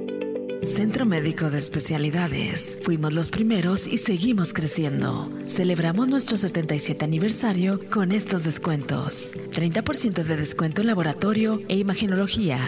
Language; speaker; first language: Spanish; native; Spanish